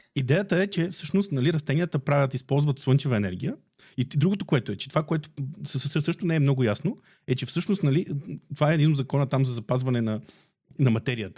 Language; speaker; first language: Bulgarian; native; Bulgarian